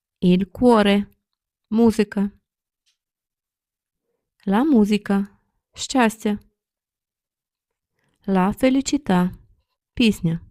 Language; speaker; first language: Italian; non-native, learner; Ukrainian